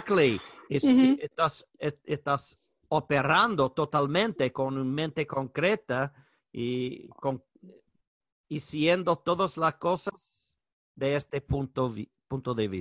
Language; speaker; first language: Spanish; non-native, learner; English